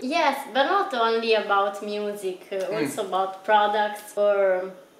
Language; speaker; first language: English; non-native, fluent; Italian